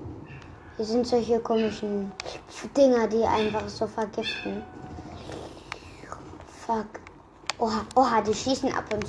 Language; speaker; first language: German; native; German